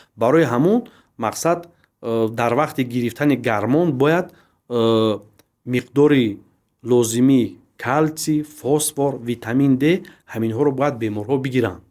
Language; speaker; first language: Tajik; native; Tajik